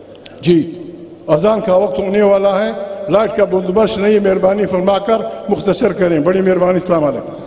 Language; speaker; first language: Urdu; non-native, local second language; Pashto